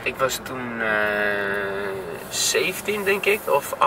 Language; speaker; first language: Dutch; non-native, fluent; Greek